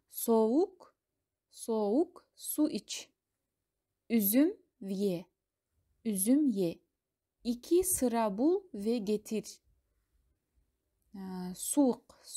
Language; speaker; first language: Turkish; non-native, fluent; Kazakh